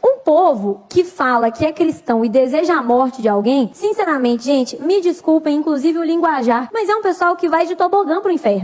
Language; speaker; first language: Portuguese; native; Portuguese